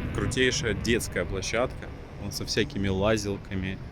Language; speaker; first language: Ukrainian; non-native, local second language; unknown